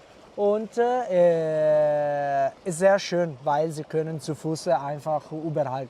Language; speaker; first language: German; non-native, learner; Italian